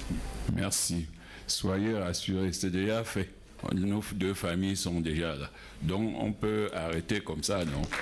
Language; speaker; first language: French; non-native, local second language; Ghomala